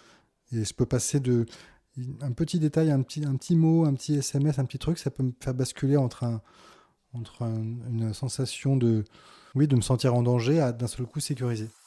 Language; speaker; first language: French; native; French